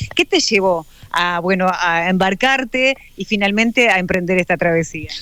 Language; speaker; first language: Spanish; native; Spanish